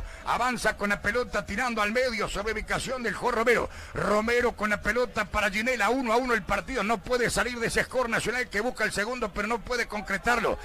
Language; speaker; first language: Spanish; native; Spanish